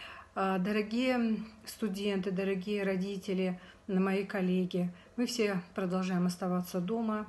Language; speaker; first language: Russian; non-native, local second language; Kazakh